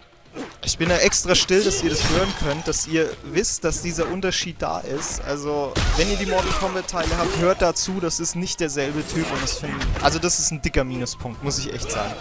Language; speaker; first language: German; native; German